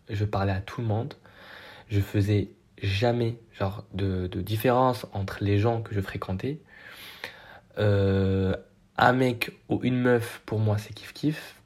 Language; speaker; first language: French; non-native, local second language; Arabic